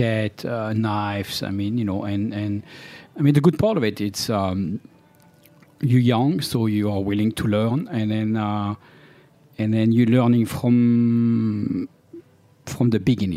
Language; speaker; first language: English; non-native, fluent; French